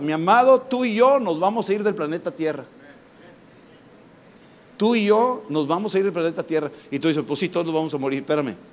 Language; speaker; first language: Spanish; native; Spanish